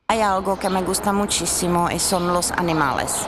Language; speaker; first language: Spanish; non-native, fluent; Czech